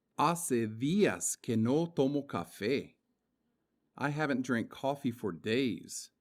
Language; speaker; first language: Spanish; non-native, fluent; English